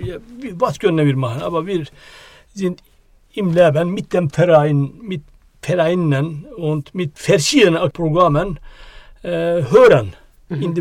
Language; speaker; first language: German; non-native, learner; Turkish